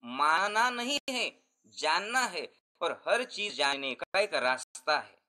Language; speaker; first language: Hindi; non-native, local second language; Marathi